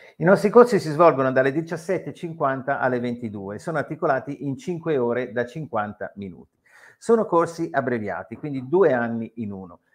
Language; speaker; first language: Italian; native; Italian